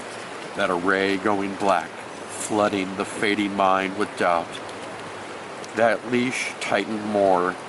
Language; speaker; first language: English; native; English